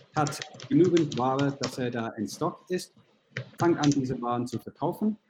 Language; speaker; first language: German; non-native, fluent; English